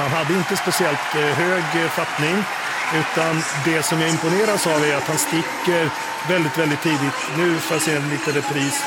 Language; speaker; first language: Swedish; native; Swedish